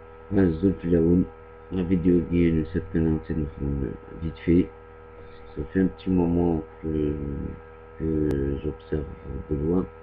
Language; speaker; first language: French; non-native, local second language; Arabic